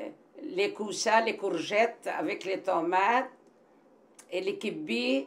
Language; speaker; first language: French; non-native, local second language; Arabic